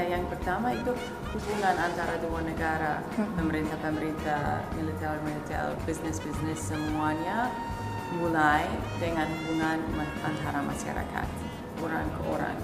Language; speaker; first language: Indonesian; non-native, fluent; English